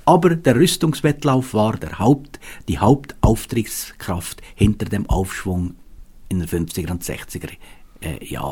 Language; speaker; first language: German; native; German